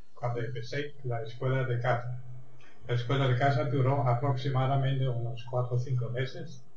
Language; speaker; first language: Spanish; non-native, fluent; German